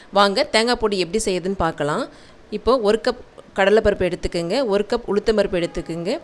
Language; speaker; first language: Tamil; native; Tamil